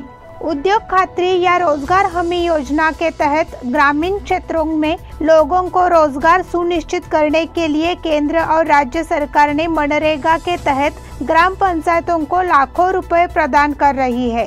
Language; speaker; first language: Hindi; non-native, local second language; Marathi